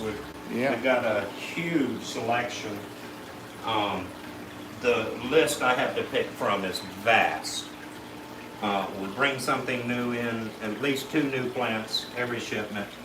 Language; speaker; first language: English; native; English